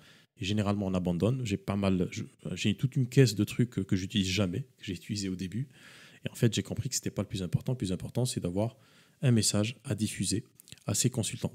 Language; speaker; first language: French; native; French